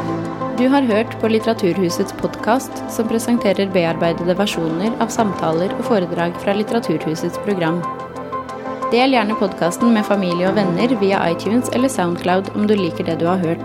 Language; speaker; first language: Norwegian; native; Norwegian